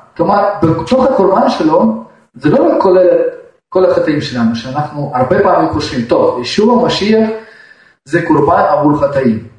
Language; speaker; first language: Hebrew; non-native, fluent; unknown